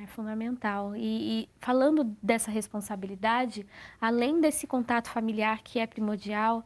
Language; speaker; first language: Portuguese; native; Portuguese